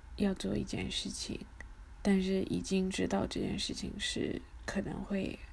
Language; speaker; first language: Chinese; early bilingual, other home language; English